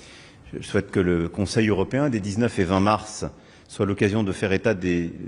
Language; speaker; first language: French; native; French